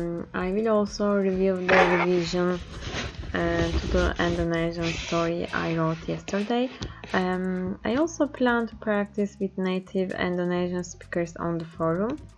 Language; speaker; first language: English; non-native, learner; Turkish